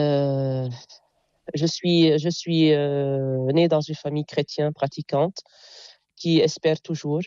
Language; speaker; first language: French; non-native, local second language; Arabic